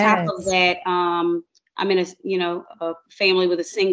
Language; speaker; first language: English; native; English